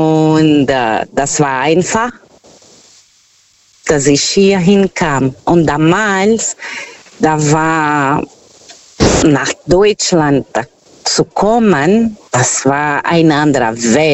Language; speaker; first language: German; non-native, fluent; Portuguese